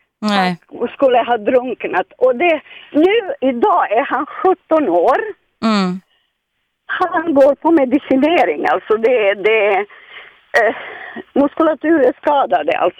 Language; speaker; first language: Swedish; non-native, fluent; Serbian